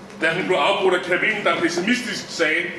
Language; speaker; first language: Danish; native; Danish